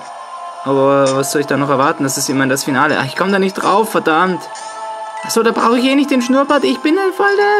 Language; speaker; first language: German; native; German